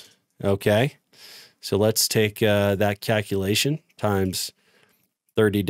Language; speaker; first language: English; native; English